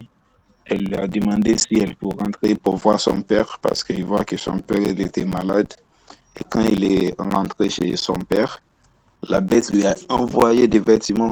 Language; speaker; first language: French; non-native, learner; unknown